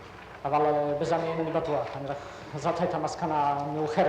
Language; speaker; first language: Hebrew; non-native, fluent; Hungarian